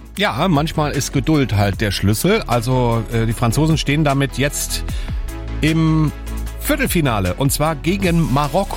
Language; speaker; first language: German; native; German